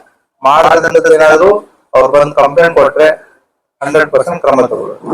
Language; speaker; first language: Kannada; native; Kannada